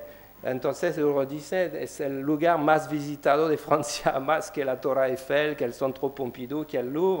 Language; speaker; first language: Spanish; non-native, learner; French